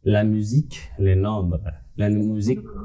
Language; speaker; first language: French; non-native, fluent; Indonesian